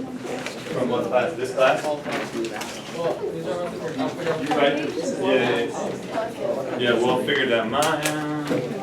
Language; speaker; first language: English; native; English